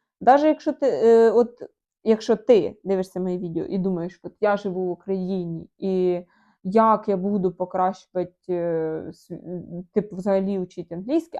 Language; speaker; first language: Ukrainian; non-native, local second language; Russian